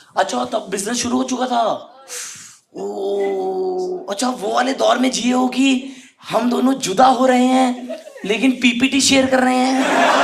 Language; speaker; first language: Hindi; native; Hindi